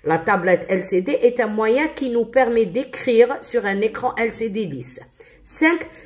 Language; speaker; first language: French; non-native, local second language; Arabic